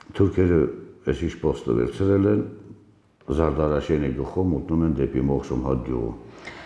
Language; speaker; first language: Armenian; native; Armenian